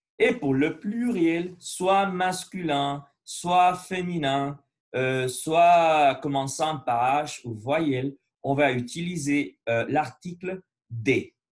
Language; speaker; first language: French; non-native, learner; Spanish